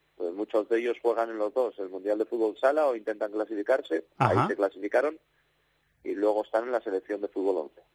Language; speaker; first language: Spanish; native; Spanish